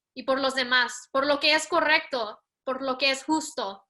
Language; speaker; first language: Spanish; early bilingual, heritage; Spanish